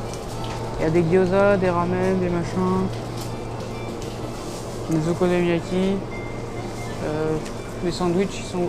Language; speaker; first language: French; native; French